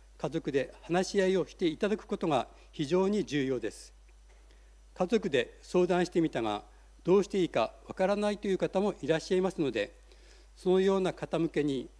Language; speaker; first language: Japanese; native; Japanese